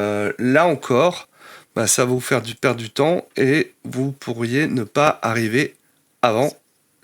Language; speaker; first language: French; native; French